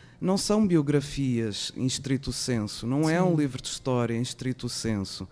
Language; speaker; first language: Portuguese; native; Portuguese